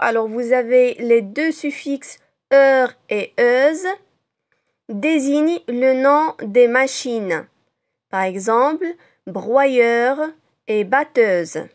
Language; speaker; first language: French; non-native, local second language; Arabic